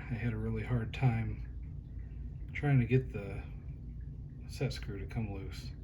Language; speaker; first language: English; native; English